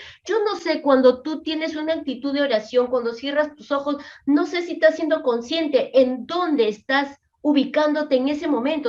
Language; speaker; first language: Spanish; native; Spanish